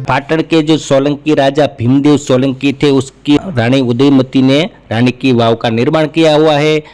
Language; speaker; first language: Hindi; non-native, local second language; Gujarati